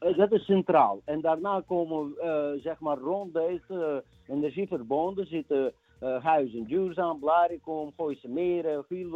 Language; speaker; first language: Dutch; non-native, fluent; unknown